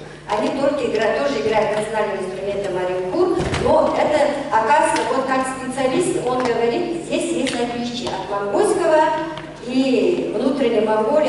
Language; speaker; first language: Russian; non-native, fluent; Mongolian